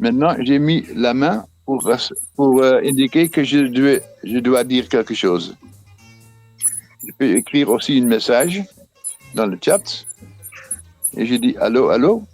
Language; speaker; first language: French; non-native, fluent; Dutch